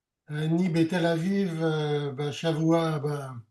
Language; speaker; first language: Hebrew; non-native, learner; French